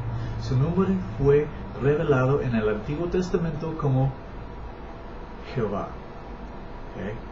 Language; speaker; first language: Spanish; non-native, learner; English